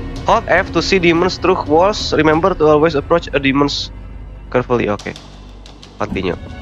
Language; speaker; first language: English; non-native, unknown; Indonesian